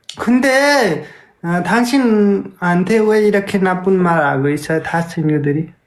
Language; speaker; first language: Korean; non-native, learner; Nepali